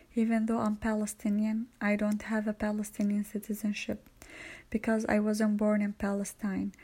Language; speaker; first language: English; non-native, fluent; Arabic